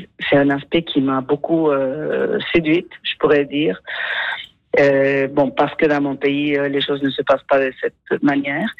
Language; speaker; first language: French; non-native, fluent; Spanish